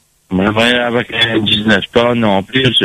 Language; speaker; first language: French; non-native, local second language; Réunion Creole French